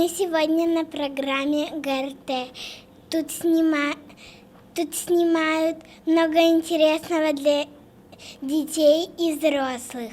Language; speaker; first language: Russian; non-native, local second language; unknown